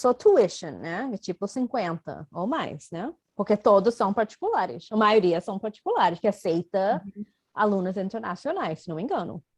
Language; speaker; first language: Portuguese; non-native, fluent; English